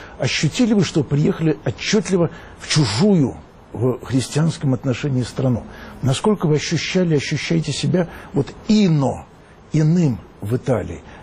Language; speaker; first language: Russian; native; Russian